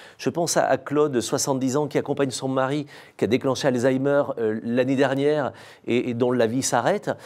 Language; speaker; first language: French; native; French